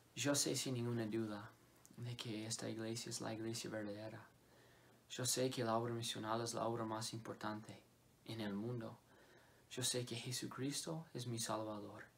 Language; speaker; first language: Spanish; non-native, fluent; English